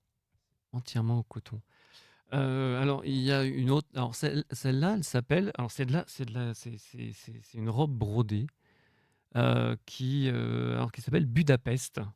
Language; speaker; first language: French; native; French